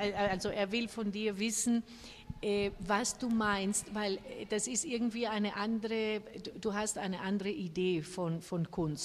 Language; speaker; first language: German; non-native, fluent; Spanish